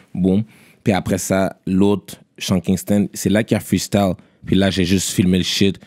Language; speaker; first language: French; early bilingual, other home language; Haitian Creole